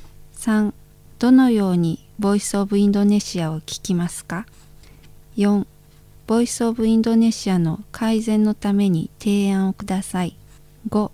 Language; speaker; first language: Japanese; non-native, fluent; Indonesian